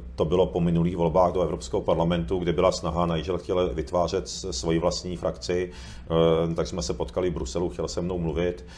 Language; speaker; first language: Czech; early bilingual, other home language; Japanese